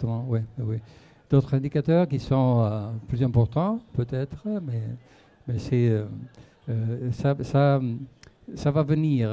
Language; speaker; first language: French; non-native, fluent; Spanish